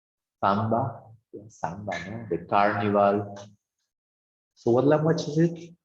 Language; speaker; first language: English; non-native, fluent; Spanish